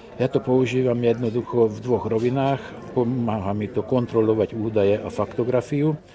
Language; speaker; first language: Slovak; native; Slovak